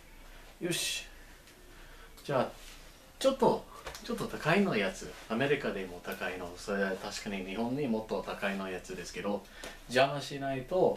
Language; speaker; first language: Japanese; non-native, fluent; English